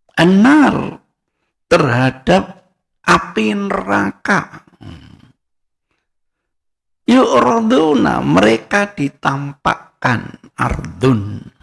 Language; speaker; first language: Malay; non-native, local second language; Javanese